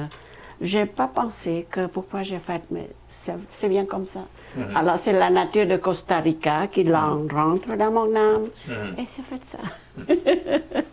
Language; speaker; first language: French; non-native, fluent; Khmer